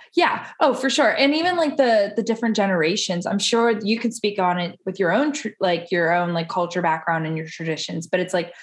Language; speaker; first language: English; early bilingual, other home language; Italian